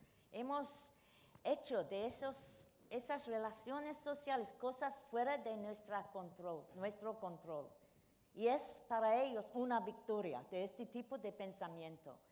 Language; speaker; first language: Spanish; non-native, fluent; English